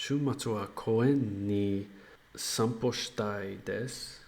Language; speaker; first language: Japanese; non-native, learner; English